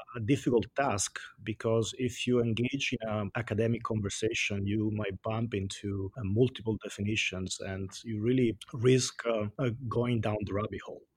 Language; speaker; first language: English; non-native, fluent; Italian